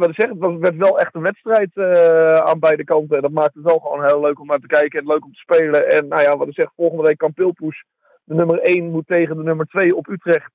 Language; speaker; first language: Dutch; native; Dutch